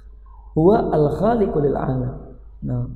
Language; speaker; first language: Arabic; non-native, fluent; Indonesian